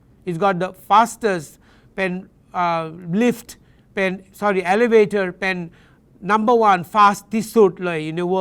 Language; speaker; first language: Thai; non-native, learner; English